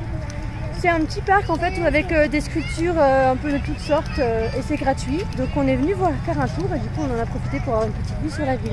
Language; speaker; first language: French; native; French